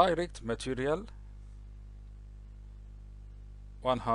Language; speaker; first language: English; non-native, local second language; Arabic